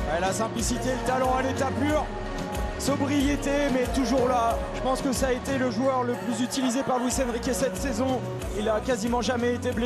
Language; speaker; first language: French; native; French